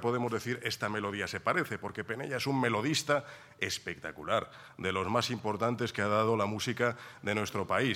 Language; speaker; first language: Spanish; native; Spanish